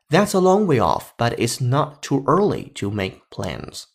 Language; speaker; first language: English; non-native, fluent; Chinese